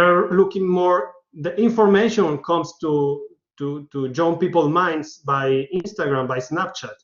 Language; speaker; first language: English; non-native, learner; Spanish